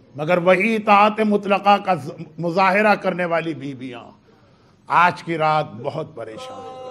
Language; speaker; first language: Hindi; native; Hindi